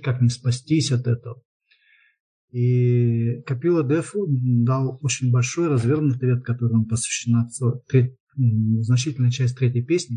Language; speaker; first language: Russian; native; Russian